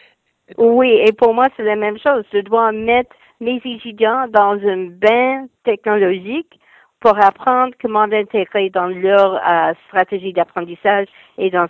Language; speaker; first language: French; non-native, fluent; English